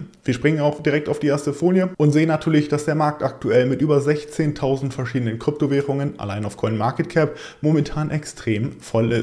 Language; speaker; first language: German; native; German